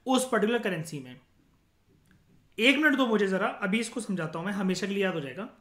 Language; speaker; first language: Hindi; native; Hindi